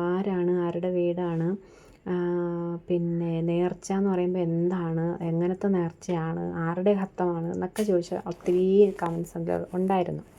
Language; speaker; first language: Malayalam; native; Malayalam